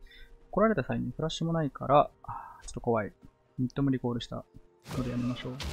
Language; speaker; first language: Japanese; native; Japanese